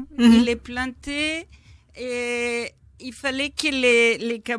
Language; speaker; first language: French; non-native, fluent; Spanish